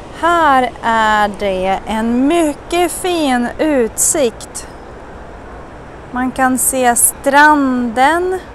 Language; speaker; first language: Swedish; non-native, fluent; Russian